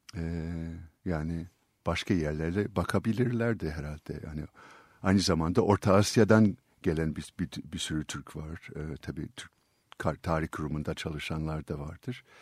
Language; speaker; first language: Turkish; non-native, fluent; English